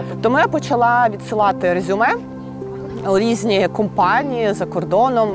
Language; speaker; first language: Ukrainian; native; Ukrainian